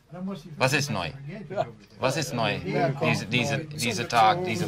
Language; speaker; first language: German; non-native, learner; Dutch